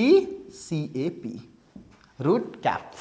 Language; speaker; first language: English; non-native, local second language; Nepali